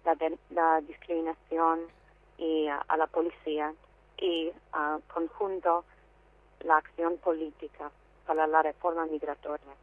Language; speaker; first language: Spanish; non-native, fluent; English